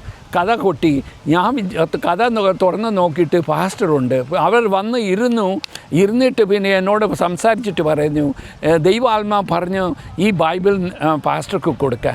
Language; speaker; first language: Malayalam; early bilingual, heritage; Malayalam